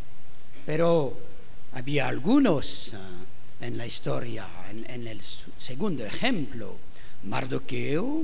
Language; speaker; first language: Spanish; non-native, fluent; French